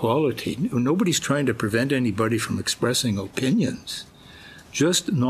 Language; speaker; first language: English; native; English